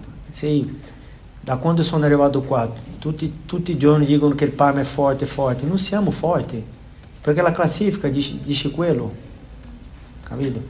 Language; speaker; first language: Italian; non-native, fluent; Portuguese